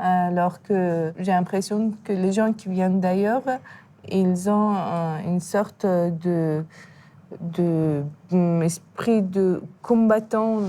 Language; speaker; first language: French; non-native, fluent; Persian